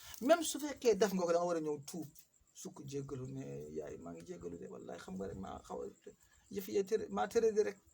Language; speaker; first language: Wolof; non-native, local second language; Fula